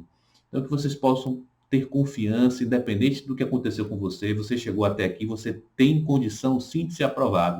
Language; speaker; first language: Portuguese; native; Portuguese